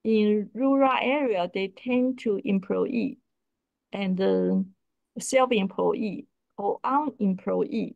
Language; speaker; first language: English; non-native, fluent; Chinese